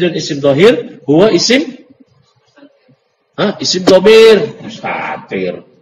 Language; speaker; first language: Arabic; non-native, fluent; Indonesian